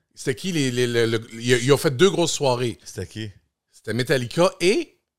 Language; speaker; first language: French; native; French